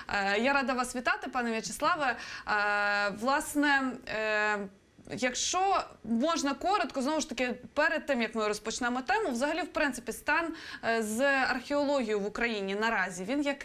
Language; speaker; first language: Ukrainian; native; Ukrainian